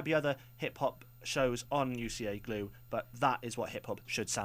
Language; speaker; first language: English; native; English